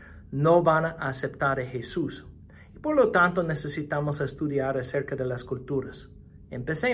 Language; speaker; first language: Spanish; non-native, fluent; English